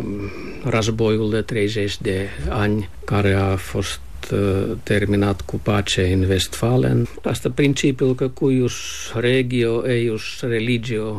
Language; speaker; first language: Romanian; non-native, fluent; Finnish